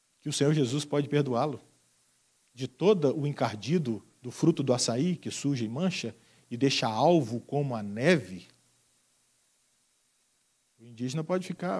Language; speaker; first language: Portuguese; native; Portuguese